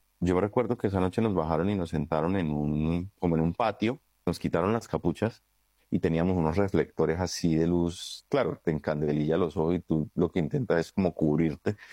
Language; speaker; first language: Spanish; native; Spanish